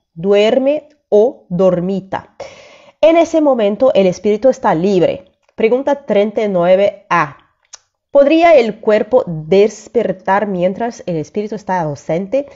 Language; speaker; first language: Spanish; non-native, fluent; Portuguese